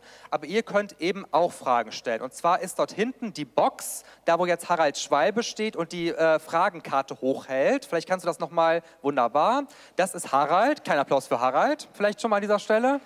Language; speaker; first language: German; native; German